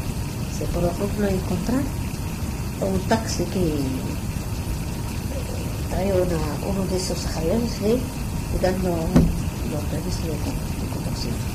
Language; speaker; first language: Spanish; non-native, learner; Arabic